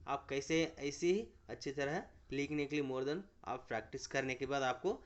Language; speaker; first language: Hindi; non-native, local second language; Kannada